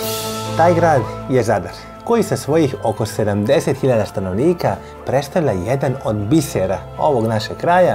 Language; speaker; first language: Croatian; native; Croatian